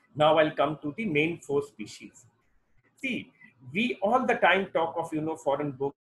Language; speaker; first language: English; non-native, local second language; Hindi